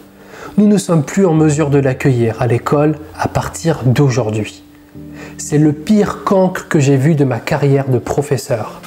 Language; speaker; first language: French; native; French